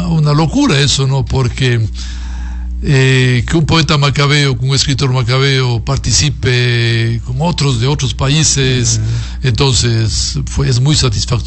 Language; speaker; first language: Spanish; native; Spanish